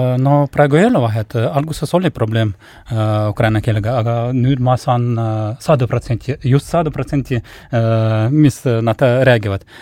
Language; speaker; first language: Estonian; non-native, local second language; Russian